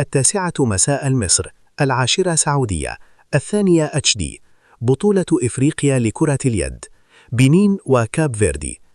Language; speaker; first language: Arabic; native; Arabic